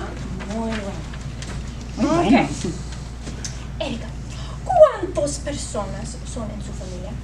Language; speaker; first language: Spanish; non-native, learner; English